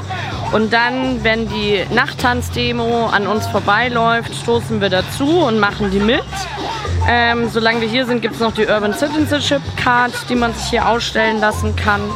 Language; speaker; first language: German; native; German